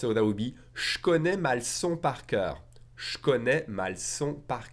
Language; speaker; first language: French; native; French